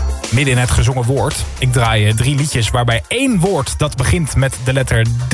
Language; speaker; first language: Dutch; native; Dutch